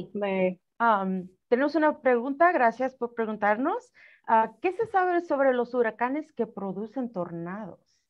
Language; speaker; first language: Spanish; early bilingual, heritage; Spanish